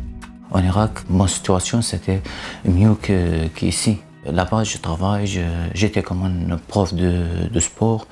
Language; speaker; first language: French; non-native, learner; Arabic